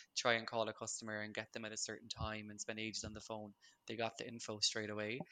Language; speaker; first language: English; native; English